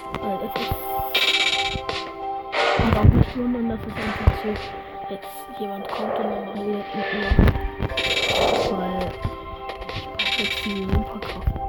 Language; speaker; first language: German; early bilingual, other home language; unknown